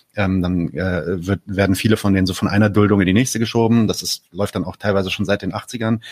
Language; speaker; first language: German; early bilingual, other home language; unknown